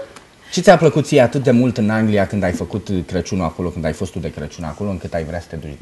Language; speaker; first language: Romanian; native; Romanian